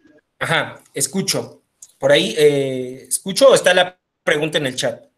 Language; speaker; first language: Spanish; native; Spanish